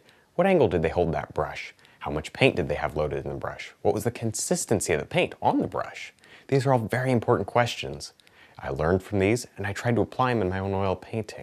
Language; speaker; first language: English; native; English